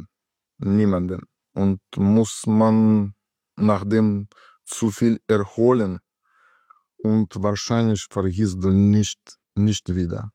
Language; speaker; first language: German; non-native, learner; Russian